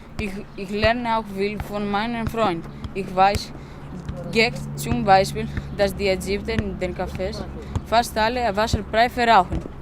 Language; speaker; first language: German; non-native, learner; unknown